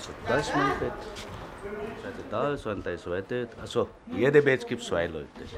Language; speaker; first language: German; non-native, learner; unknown